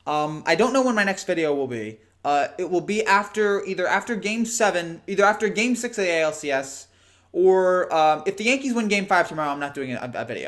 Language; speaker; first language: English; native; English